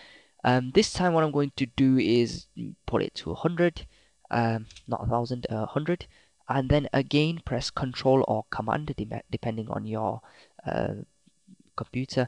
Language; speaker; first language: English; native; English